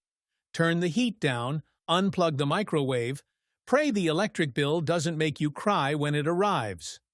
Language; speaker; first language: English; native; English